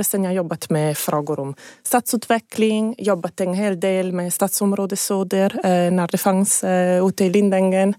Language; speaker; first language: Swedish; non-native, fluent; Italian